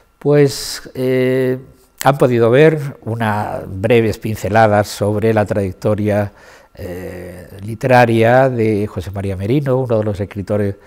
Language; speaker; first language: Spanish; native; Spanish